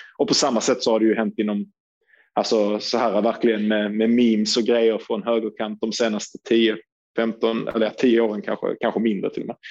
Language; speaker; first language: Swedish; early bilingual, other home language; Turkish